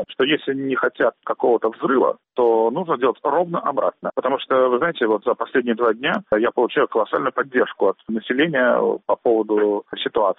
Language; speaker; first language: Russian; native; Russian